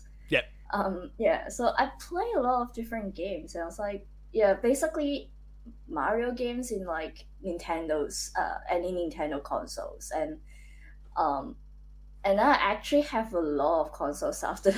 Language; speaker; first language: English; non-native, local second language; Cantonese